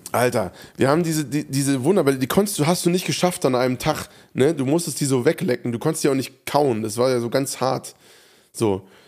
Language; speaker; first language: German; native; German